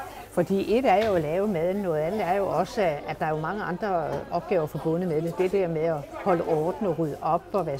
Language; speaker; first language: Danish; native; Danish